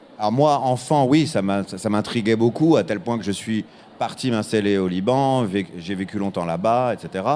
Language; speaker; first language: French; native; French